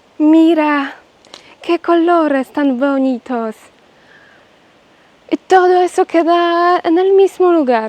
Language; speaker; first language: Spanish; non-native, learner; Polish